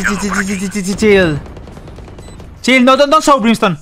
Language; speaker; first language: English; non-native, learner; Spanish